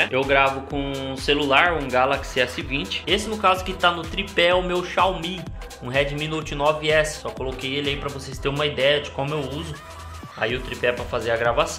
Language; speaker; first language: Portuguese; native; Portuguese